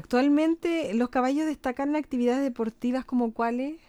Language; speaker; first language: Spanish; native; Spanish